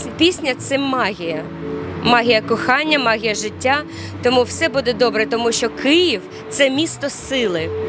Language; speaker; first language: Ukrainian; non-native, local second language; Russian